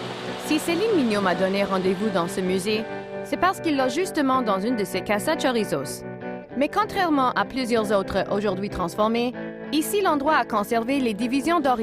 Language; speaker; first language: French; native; French